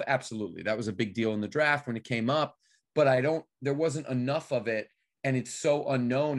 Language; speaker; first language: English; native; English